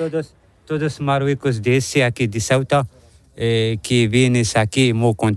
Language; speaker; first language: Spanish; non-native, learner; Arabic